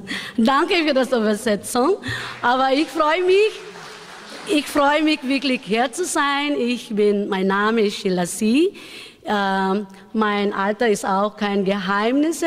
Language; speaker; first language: German; non-native, learner; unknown